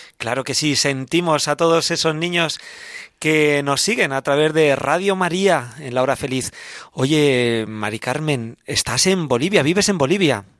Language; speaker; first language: Spanish; native; Spanish